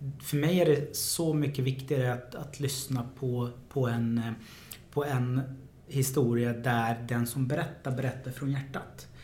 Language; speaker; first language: Swedish; early bilingual, other home language; Arabic